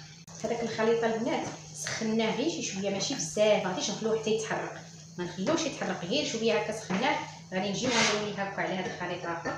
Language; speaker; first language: Arabic; native; Arabic